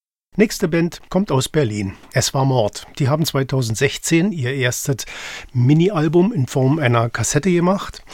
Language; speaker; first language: German; native; German